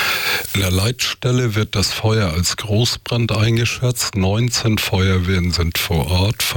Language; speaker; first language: German; native; German